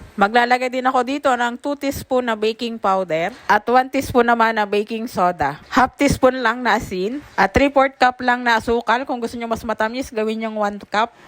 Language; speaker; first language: Filipino; native; Filipino